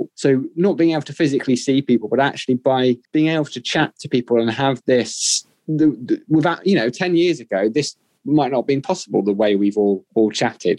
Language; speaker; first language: English; native; English